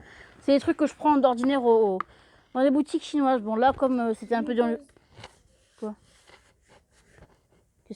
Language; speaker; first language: French; native; French